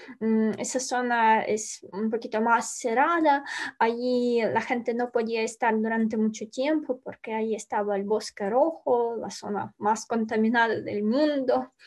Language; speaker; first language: Spanish; non-native, learner; Ukrainian